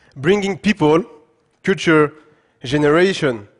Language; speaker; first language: English; non-native, fluent; French